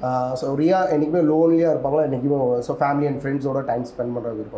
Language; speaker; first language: Tamil; native; Tamil